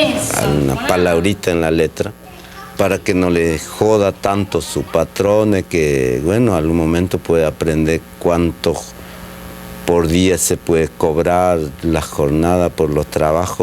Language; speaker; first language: Spanish; non-native, local second language; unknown